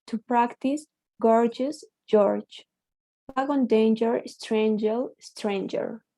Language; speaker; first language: English; non-native, learner; Spanish